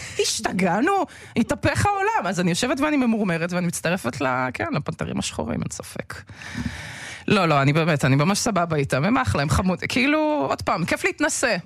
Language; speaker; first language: Hebrew; early bilingual, other home language; Russian